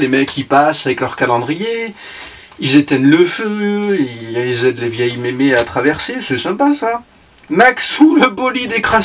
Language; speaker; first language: French; native; French